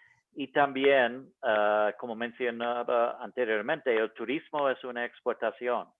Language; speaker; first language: Spanish; non-native, fluent; English